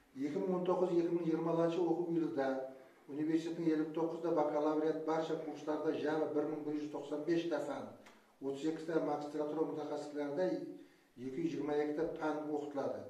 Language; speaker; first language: Uzbek; non-native, local second language; Kara-Kalpak